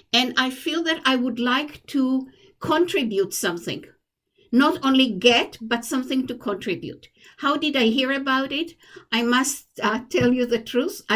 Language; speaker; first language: English; non-native, fluent; Hebrew